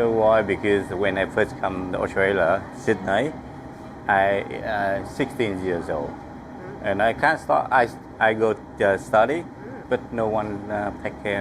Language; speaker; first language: English; non-native, learner; Vietnamese